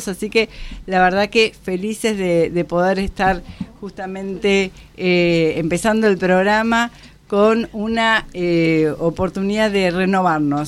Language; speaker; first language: Spanish; native; Spanish